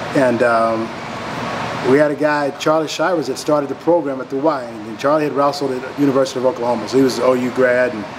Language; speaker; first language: English; native; English